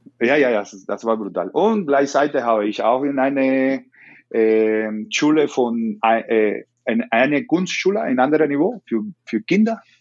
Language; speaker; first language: German; non-native, learner; Spanish